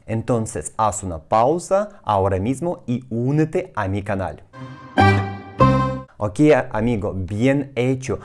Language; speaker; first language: Spanish; non-native, fluent; Russian